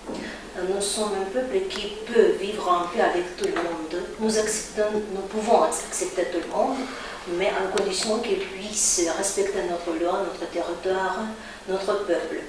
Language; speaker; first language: French; non-native, fluent; Azerbaijani